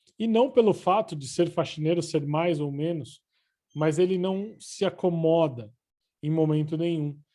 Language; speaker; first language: Portuguese; native; Portuguese